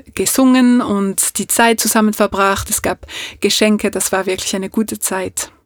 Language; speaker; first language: German; non-native, fluent; French